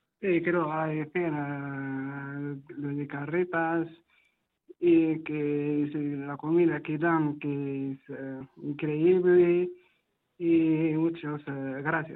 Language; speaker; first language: Spanish; non-native, learner; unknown